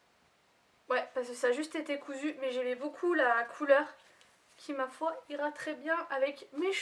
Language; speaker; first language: French; native; French